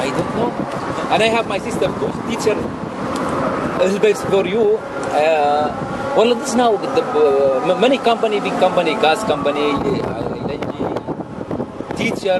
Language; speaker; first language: English; non-native, learner; Arabic